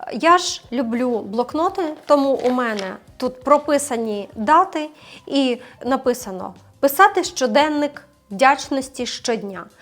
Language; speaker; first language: Ukrainian; non-native, local second language; Russian